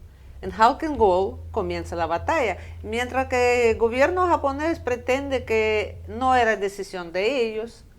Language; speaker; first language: Spanish; non-native, fluent; Russian